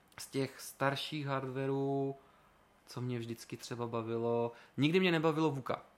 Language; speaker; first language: Czech; native; Czech